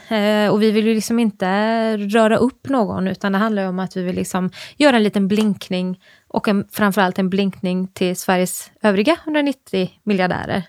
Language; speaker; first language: Swedish; native; Swedish